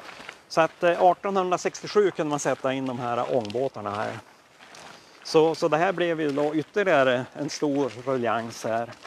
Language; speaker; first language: Swedish; native; Swedish